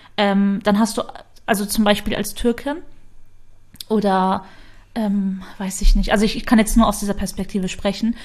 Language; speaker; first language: German; early bilingual, other home language; Kurdish